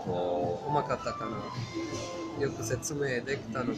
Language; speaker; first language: Japanese; non-native, fluent; Persian